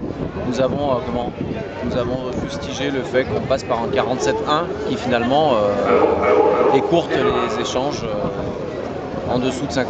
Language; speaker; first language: French; native; French